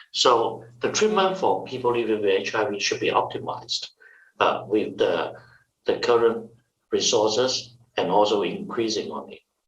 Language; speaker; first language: English; non-native, fluent; Chinese